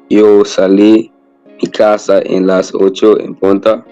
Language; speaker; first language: Spanish; non-native, learner; English